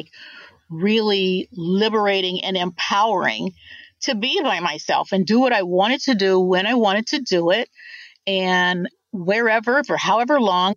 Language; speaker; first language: English; native; English